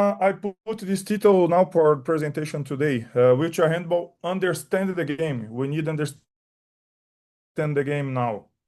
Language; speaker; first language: English; non-native, learner; Portuguese